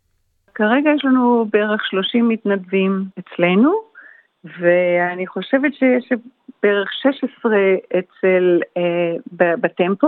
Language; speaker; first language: Hebrew; early bilingual, heritage; Hebrew